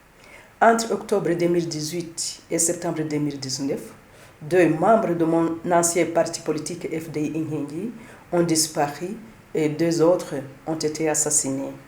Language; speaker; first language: French; non-native, local second language; Kinyarwanda